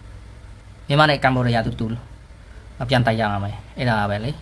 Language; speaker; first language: Burmese; non-native, learner; Khmer